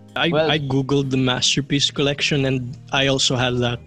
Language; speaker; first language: English; non-native, local second language; Filipino